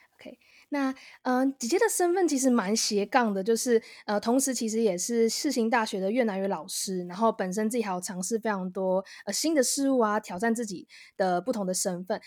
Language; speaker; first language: Chinese; native; Chinese